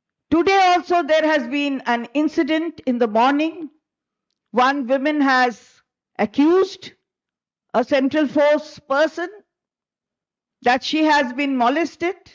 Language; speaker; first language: English; non-native, local second language; Bangla